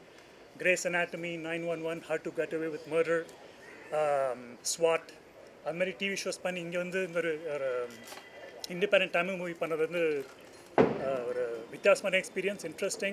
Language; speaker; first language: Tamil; early bilingual, heritage; Tamil